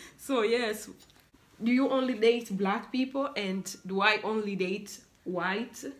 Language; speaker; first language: English; non-native, local second language; Swahili